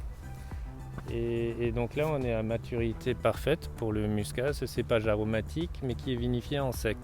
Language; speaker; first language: French; native; French